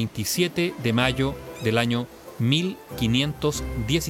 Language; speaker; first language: Spanish; native; Spanish